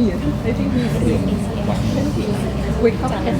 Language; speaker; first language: English; non-native, learner; Malay